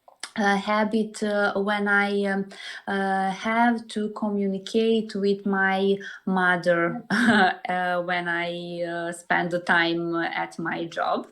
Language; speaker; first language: English; non-native, learner; Serbian